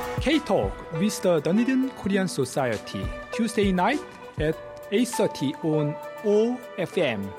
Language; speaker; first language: English; non-native, fluent; Korean